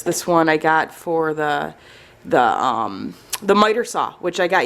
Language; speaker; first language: English; native; English